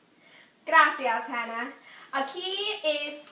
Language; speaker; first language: Spanish; non-native, learner; English